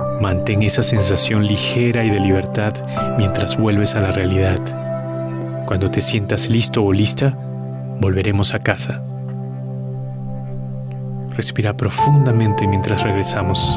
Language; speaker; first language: Spanish; native; Spanish